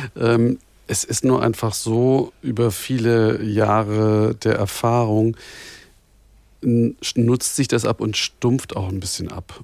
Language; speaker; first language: German; native; German